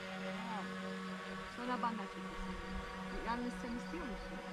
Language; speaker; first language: Turkish; non-native, learner; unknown